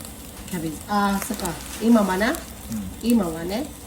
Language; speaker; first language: Japanese; non-native, fluent; Filipino